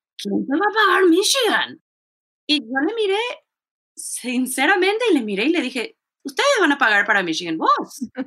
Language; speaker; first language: Spanish; early bilingual, heritage; Spanish